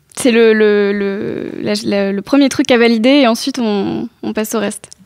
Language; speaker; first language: French; native; French